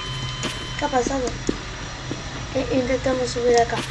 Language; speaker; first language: Spanish; native; Spanish